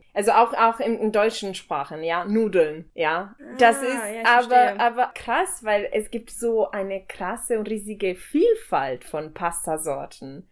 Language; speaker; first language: German; non-native, fluent; Italian